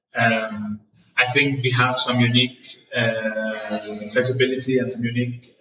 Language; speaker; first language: English; non-native, fluent; Danish